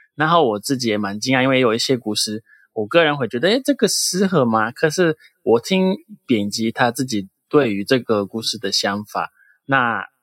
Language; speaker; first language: Chinese; non-native, fluent; Portuguese